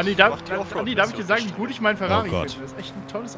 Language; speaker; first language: German; native; German